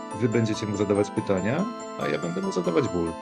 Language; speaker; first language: Polish; native; Polish